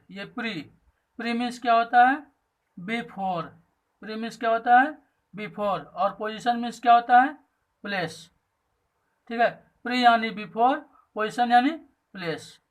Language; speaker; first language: Hindi; native; Hindi